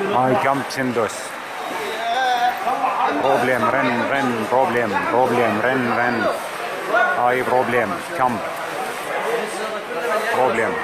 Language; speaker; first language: English; non-native, learner; Arabic